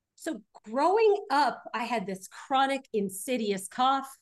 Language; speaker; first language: English; native; English